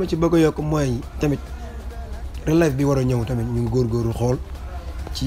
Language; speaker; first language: French; non-native, local second language; Wolof